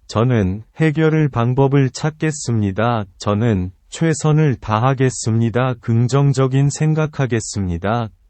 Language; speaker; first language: Korean; non-native, learner; Vietnamese